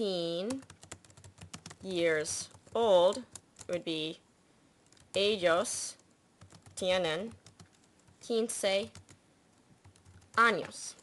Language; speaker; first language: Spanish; non-native, fluent; English